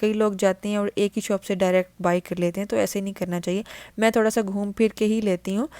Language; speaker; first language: Urdu; native; Urdu